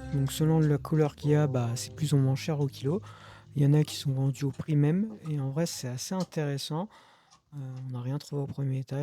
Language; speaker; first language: French; native; French